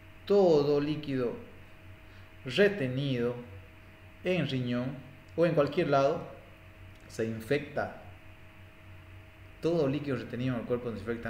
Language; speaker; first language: Spanish; native; Spanish